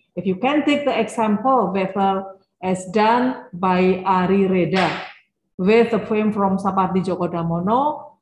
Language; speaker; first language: English; non-native, fluent; Indonesian